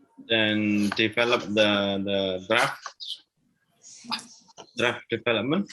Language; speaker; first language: English; non-native, learner; Malay